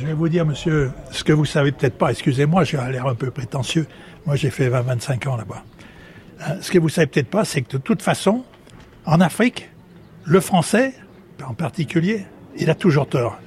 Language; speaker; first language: French; native; French